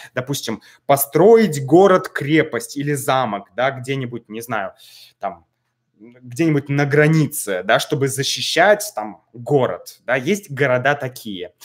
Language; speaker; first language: Russian; native; Russian